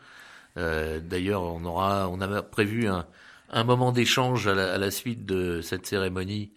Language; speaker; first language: French; native; French